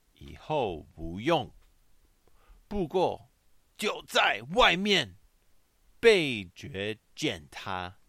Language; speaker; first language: Chinese; non-native, learner; English